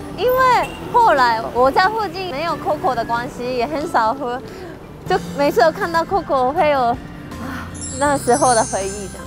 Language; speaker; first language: Chinese; non-native, fluent; Japanese